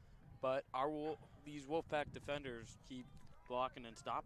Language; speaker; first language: English; native; English